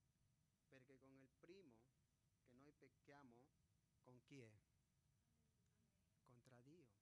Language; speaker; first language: Italian; non-native, fluent; Spanish